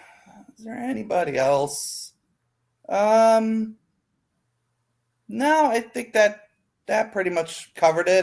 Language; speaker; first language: English; native; English